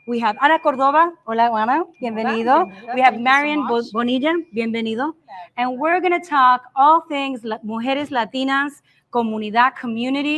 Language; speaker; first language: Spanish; early bilingual, heritage; English